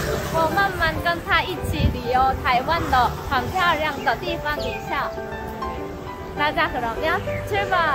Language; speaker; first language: Chinese; non-native, learner; Korean